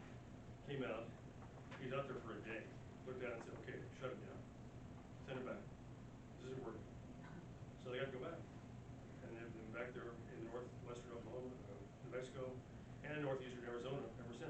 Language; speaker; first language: English; native; English